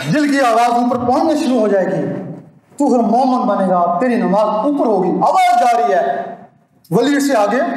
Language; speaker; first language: Urdu; non-native, local second language; Punjabi